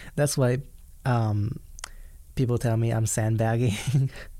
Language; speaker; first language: English; non-native, fluent; Japanese